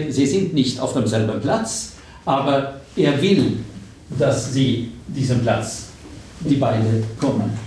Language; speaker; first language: German; non-native, fluent; Swedish